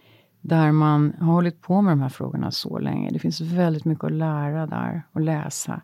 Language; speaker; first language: Swedish; native; Swedish